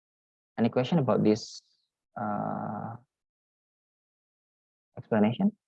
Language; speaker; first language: English; non-native, learner; Indonesian